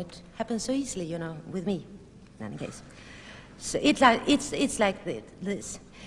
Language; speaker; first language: English; non-native, fluent; Swedish